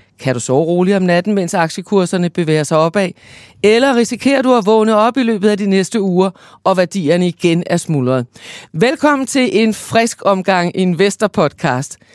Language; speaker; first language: Danish; native; Danish